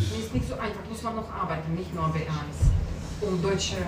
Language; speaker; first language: German; non-native, learner; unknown